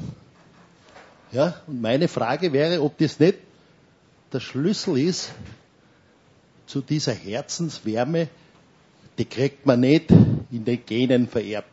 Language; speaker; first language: German; native; German